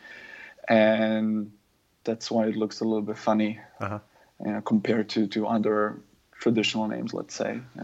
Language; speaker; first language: English; non-native, fluent; German